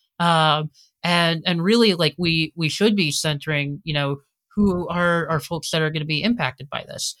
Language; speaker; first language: English; native; English